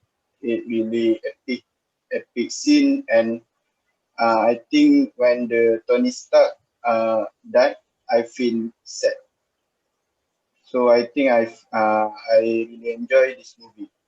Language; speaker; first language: English; non-native, learner; Malay